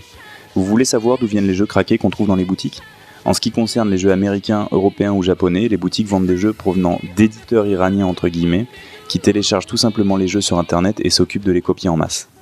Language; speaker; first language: French; native; French